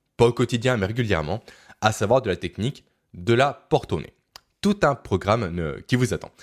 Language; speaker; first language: French; native; French